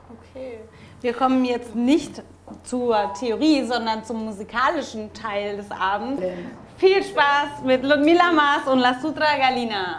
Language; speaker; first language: German; native; German